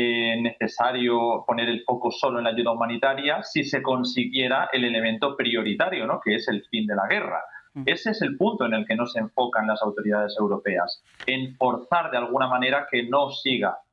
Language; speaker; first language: Spanish; native; Spanish